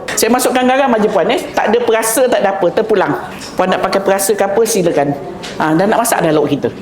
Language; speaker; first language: Malay; native; Malay